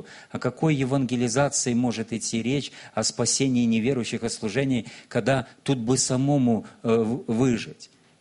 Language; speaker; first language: Russian; native; Russian